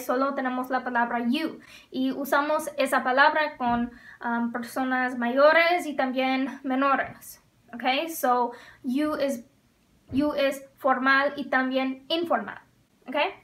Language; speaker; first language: Spanish; non-native, fluent; English